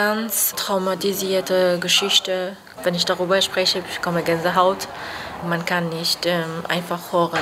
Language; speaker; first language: German; non-native, fluent; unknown